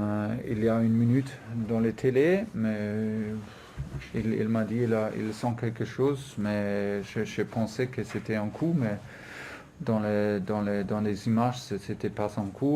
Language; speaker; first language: French; non-native, fluent; German